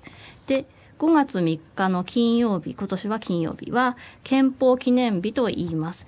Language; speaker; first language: Japanese; native; Japanese